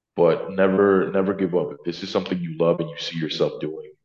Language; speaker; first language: English; early bilingual, other home language; Spanish